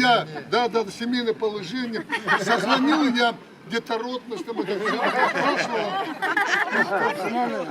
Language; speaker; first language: Russian; non-native, local second language; Karachay-Balkar